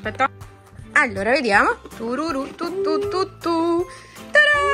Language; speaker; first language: Italian; native; Italian